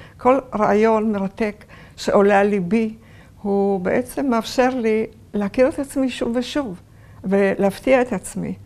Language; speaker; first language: Hebrew; early bilingual, other home language; Polish